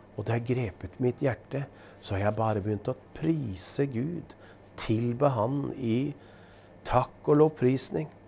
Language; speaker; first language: Norwegian; native; Norwegian